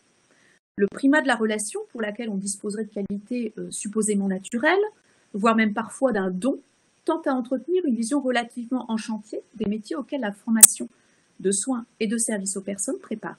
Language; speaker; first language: French; native; French